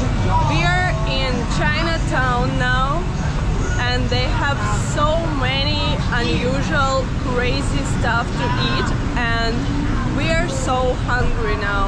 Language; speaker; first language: English; non-native, fluent; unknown